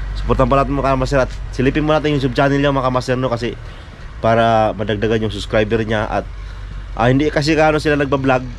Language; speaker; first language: Filipino; non-native, local second language; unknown